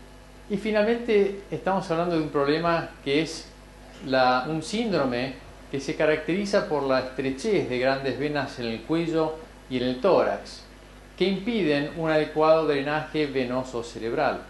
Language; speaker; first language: Spanish; native; Spanish